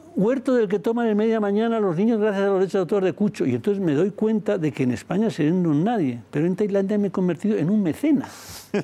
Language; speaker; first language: Spanish; native; Spanish